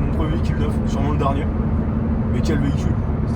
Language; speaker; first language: French; native; French